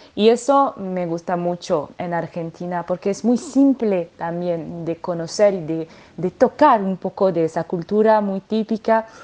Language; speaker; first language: Spanish; non-native, fluent; French